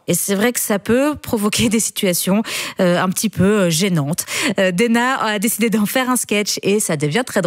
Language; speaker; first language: French; native; French